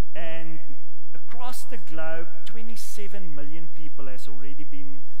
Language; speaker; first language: English; non-native, local second language; Afrikaans